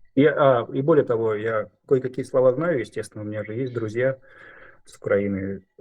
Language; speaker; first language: Russian; native; Russian